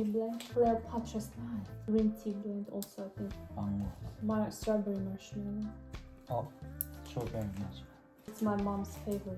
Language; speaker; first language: English; non-native, learner; Ukrainian